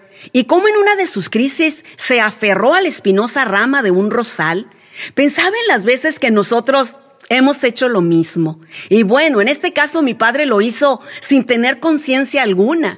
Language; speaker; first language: Spanish; native; Spanish